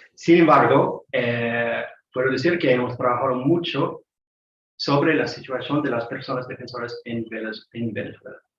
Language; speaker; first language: Spanish; non-native, fluent; English